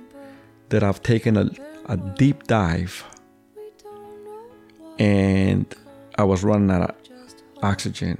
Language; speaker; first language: English; early bilingual, other home language; Spanish